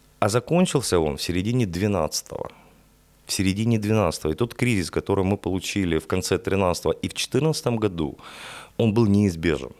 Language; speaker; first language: Russian; native; Russian